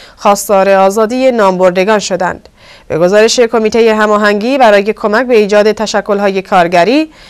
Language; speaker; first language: Persian; non-native, local second language; Kurdish